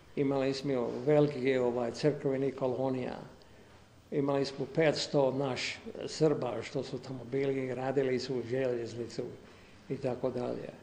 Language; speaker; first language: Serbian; early bilingual, heritage; Serbian